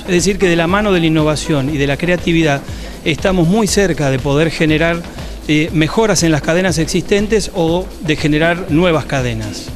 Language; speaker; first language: Spanish; native; Spanish